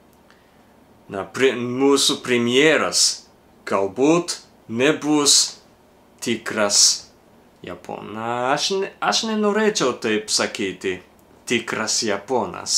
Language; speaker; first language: Lithuanian; non-native, fluent; Japanese